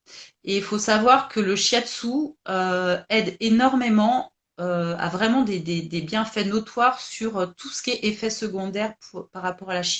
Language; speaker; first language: French; native; French